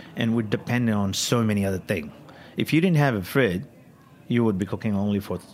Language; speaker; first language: English; non-native, local second language; Punjabi